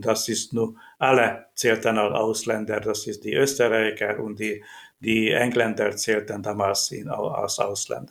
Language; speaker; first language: German; non-native, learner; Hungarian